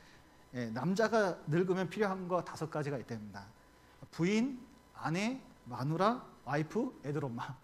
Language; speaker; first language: Korean; native; Korean